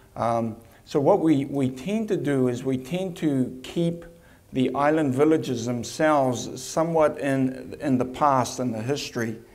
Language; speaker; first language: English; native; English